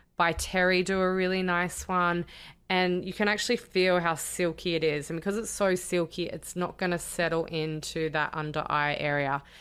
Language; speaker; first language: English; native; English